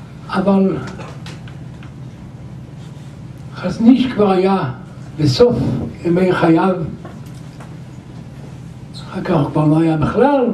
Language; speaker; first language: Hebrew; non-native, local second language; Yiddish